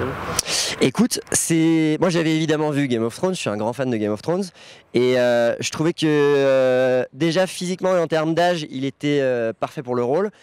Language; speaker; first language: French; native; French